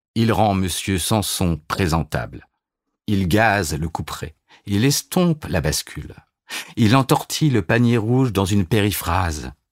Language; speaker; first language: French; native; French